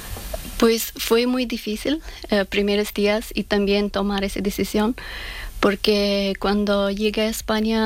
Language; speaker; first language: Spanish; non-native, learner; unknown